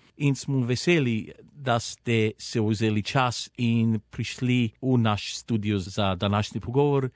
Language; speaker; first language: Slovenian; early bilingual, heritage; Slovenian